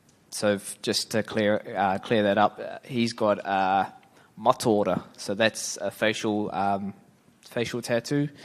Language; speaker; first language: English; native; English